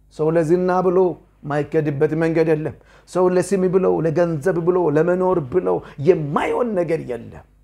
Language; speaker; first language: Amharic; non-native, local second language; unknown